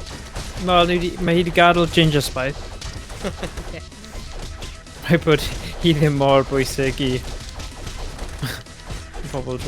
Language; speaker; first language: Welsh; native; Welsh